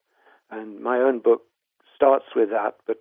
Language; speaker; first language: English; native; English